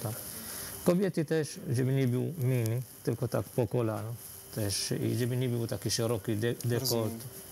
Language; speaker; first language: Polish; non-native, fluent; Arabic